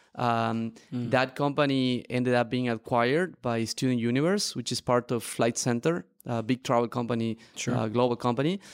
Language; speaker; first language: English; non-native, fluent; Spanish